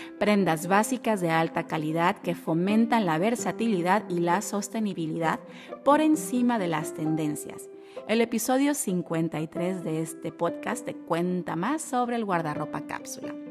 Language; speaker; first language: Spanish; native; Spanish